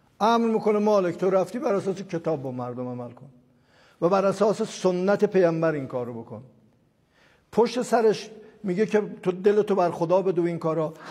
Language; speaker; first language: Persian; non-native, local second language; Azerbaijani